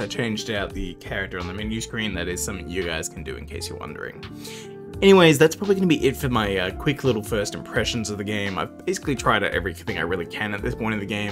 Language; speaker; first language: English; native; English